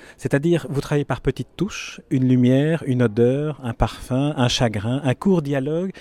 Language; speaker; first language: French; native; French